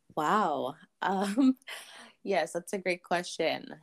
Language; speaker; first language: English; early bilingual, other home language; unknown